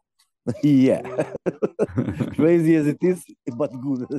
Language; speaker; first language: English; non-native, learner; Macedonian